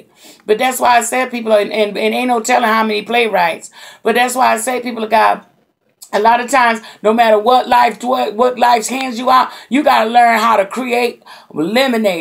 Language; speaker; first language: English; native; English